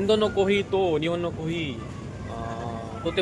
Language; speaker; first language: Japanese; non-native, learner; Marathi